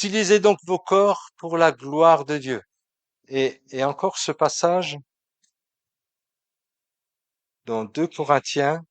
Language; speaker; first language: French; native; French